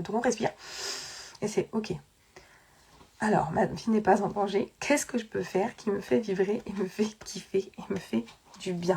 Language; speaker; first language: French; native; French